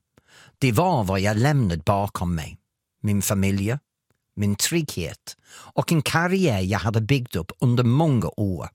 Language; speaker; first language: Swedish; non-native, fluent; English